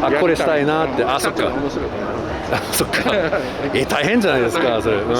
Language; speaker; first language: Japanese; non-native, fluent; English